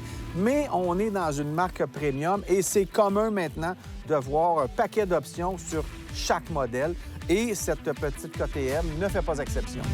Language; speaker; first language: French; native; French